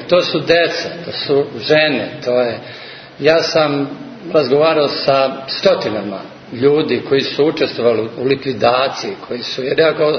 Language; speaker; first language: Serbian; native; Serbian